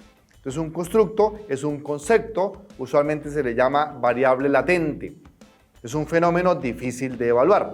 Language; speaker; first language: Spanish; native; Spanish